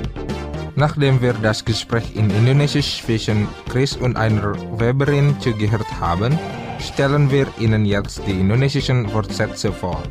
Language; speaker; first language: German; non-native, fluent; Indonesian